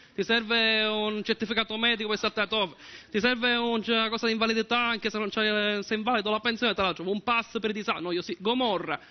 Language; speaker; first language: Italian; native; Italian